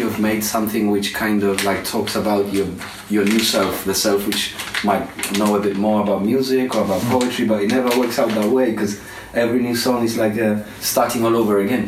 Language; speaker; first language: English; non-native, fluent; Spanish